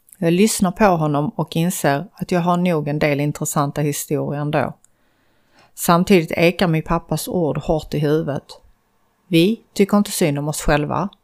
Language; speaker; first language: Swedish; early bilingual, other home language; Persian